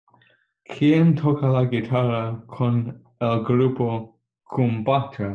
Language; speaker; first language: Spanish; non-native, learner; English